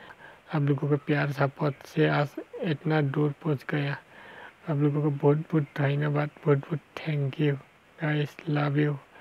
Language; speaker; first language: Hindi; non-native, local second language; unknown